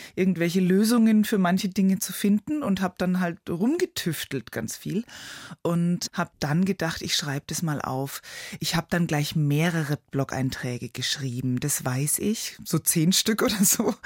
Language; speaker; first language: German; native; German